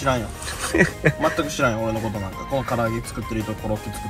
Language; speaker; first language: Japanese; native; Japanese